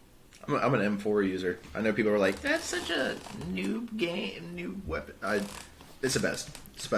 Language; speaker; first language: English; native; English